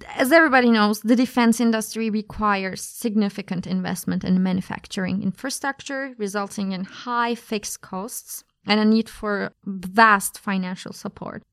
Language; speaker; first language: English; non-native, fluent; Turkish